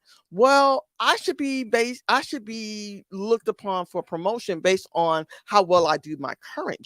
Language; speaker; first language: English; native; English